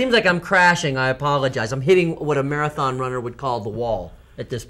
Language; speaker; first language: English; native; English